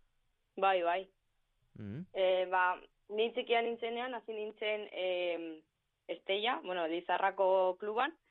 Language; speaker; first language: Basque; non-native, local second language; Spanish